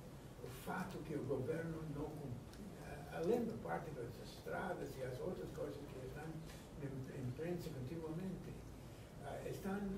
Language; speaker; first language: Portuguese; non-native, fluent; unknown